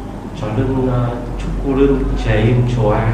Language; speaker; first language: Korean; non-native, learner; Vietnamese